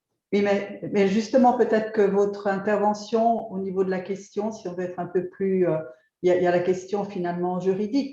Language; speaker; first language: French; native; French